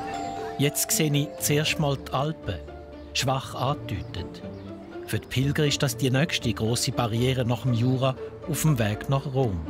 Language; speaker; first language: German; native; German